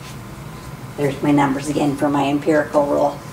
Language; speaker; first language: English; native; English